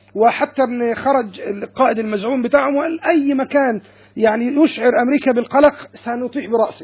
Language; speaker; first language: Arabic; native; Arabic